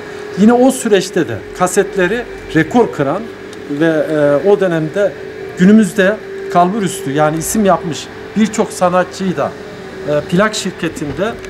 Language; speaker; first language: Turkish; native; Turkish